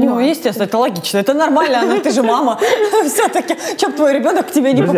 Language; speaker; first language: Russian; native; Russian